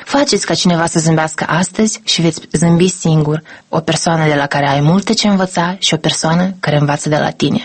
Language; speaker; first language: Romanian; native; Romanian